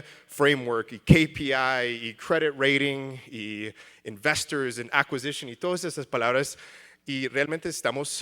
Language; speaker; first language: Spanish; early bilingual, heritage; English